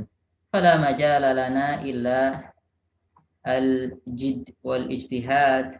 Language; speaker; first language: Arabic; non-native, fluent; Indonesian